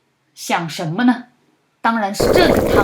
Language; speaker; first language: Chinese; native; Chinese